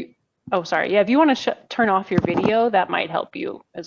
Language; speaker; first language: English; native; English